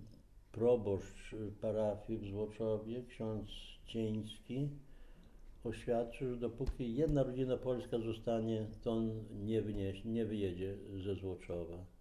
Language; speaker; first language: Polish; native; Polish